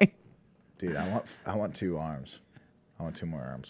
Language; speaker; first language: English; native; English